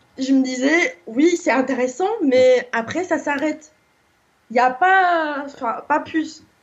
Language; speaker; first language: French; non-native, fluent; Korean